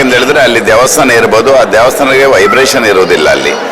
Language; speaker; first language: Kannada; native; Kannada